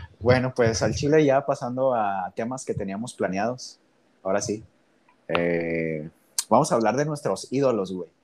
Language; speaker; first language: Spanish; native; Spanish